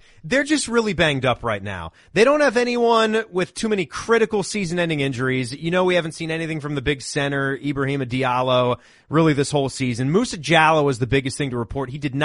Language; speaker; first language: English; native; English